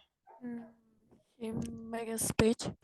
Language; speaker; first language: English; non-native, learner; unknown